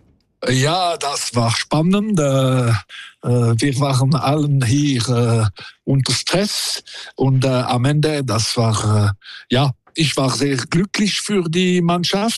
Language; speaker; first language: German; non-native, local second language; French